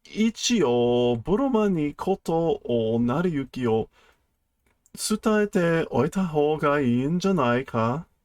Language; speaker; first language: Japanese; non-native, learner; English